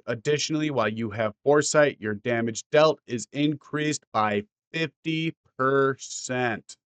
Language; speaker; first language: English; native; English